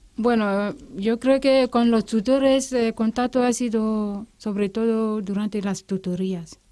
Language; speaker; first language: Spanish; non-native, fluent; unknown